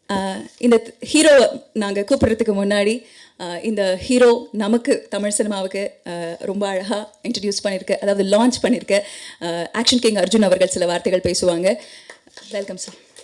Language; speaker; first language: Tamil; native; Tamil